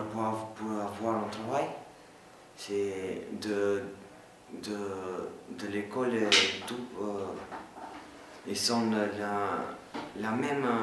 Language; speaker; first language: French; non-native, learner; Albanian